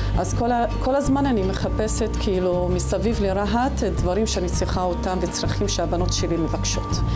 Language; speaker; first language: Hebrew; non-native, local second language; Arabic